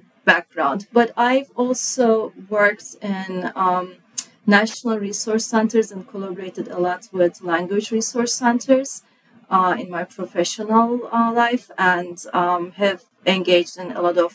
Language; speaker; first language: English; non-native, fluent; Turkish